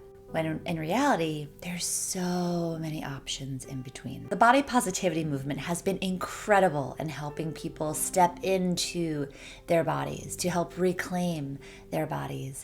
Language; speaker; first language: English; native; English